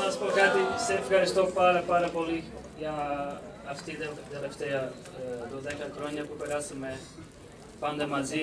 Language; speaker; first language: Greek; non-native, learner; Portuguese